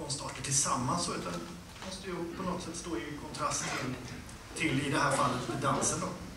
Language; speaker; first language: Swedish; native; Swedish